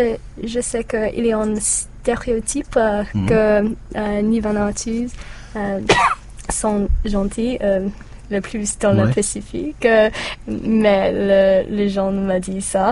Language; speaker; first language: French; non-native, learner; English